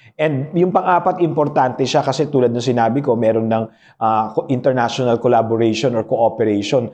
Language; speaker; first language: Filipino; non-native, local second language; Pampanga